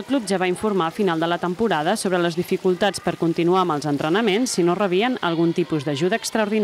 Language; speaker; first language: Catalan; native; Catalan